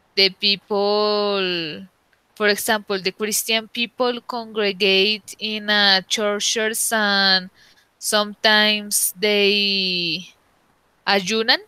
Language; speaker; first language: English; non-native, learner; Spanish